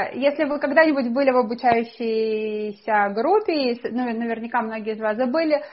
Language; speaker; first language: Russian; native; Russian